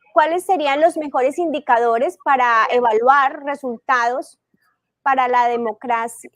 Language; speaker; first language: Spanish; native; Spanish